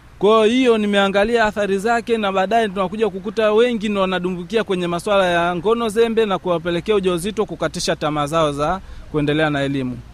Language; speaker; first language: Swahili; native; Swahili